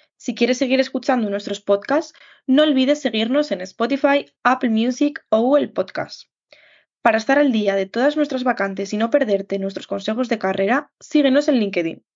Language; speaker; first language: Spanish; native; Spanish